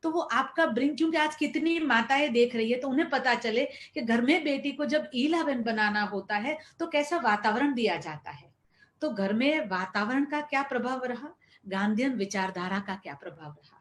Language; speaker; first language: Hindi; non-native, local second language; Gujarati